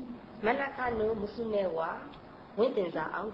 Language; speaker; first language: Japanese; non-native, learner; Burmese